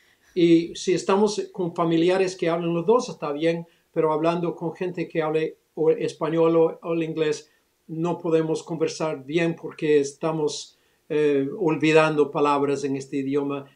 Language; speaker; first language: Spanish; early bilingual, other home language; English